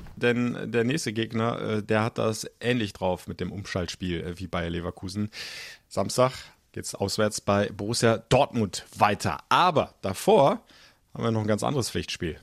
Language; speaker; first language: German; native; German